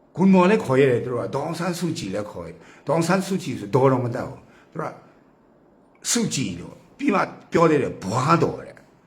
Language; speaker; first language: Burmese; non-native, local second language; Kachin